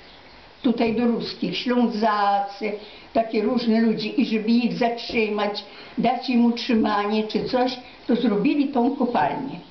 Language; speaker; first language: Polish; non-native, local second language; Ukrainian